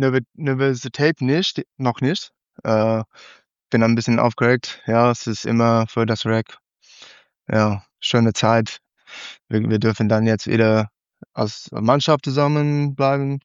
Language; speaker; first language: German; non-native, learner; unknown